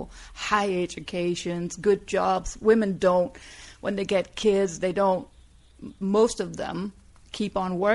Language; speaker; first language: English; non-native, fluent; Danish